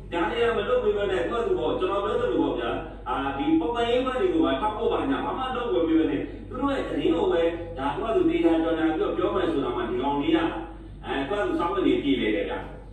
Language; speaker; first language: Burmese; native; Burmese